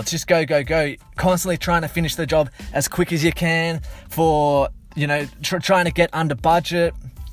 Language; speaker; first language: English; native; English